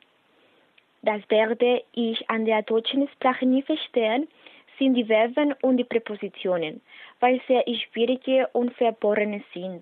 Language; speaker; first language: German; non-native, learner; Spanish